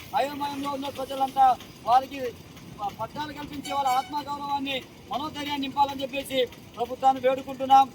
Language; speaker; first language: Telugu; non-native, local second language; Lambadi